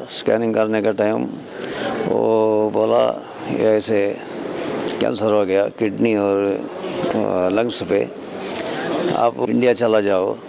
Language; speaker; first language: Hindi; non-native, local second language; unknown